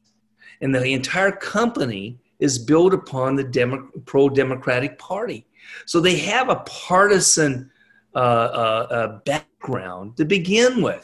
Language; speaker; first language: English; native; English